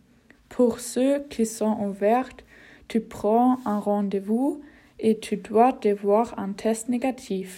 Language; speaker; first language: French; non-native, learner; German